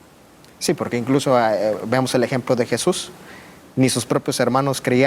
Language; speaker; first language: Spanish; native; Spanish